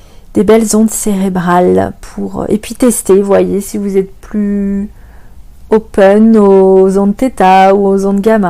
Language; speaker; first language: French; native; French